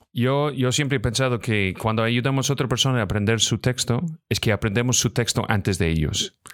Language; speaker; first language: Spanish; non-native, fluent; English